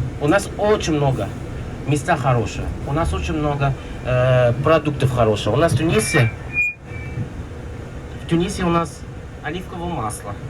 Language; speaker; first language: Russian; non-native, learner; Arabic